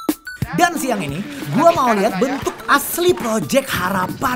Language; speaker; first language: Indonesian; native; Indonesian